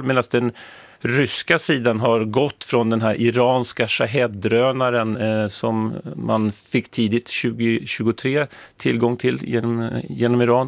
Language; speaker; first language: Swedish; native; Swedish